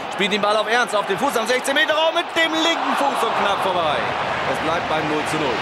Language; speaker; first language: German; native; German